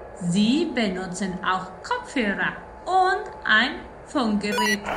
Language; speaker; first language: German; non-native, fluent; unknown